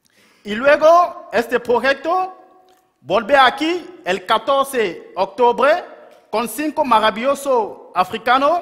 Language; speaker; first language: Spanish; non-native, local second language; French